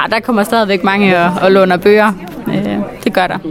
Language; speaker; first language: Danish; native; Danish